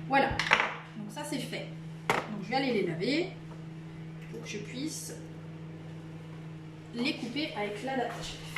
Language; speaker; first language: French; native; French